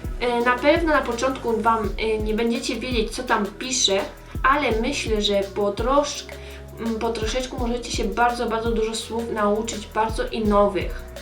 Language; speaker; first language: Polish; early bilingual, heritage; Polish